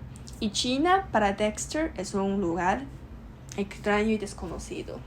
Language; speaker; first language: Spanish; non-native, learner; Chinese